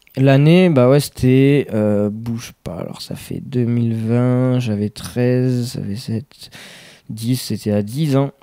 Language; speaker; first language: French; native; French